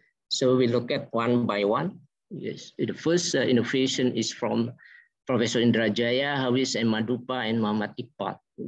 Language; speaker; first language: English; non-native, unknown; Indonesian